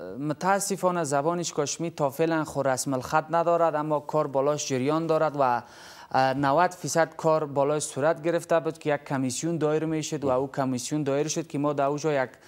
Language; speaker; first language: Persian; non-native, local second language; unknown